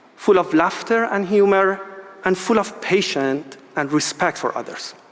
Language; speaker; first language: English; non-native, fluent; Persian